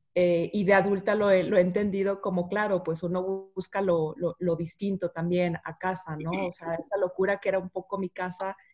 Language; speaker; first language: Spanish; native; Spanish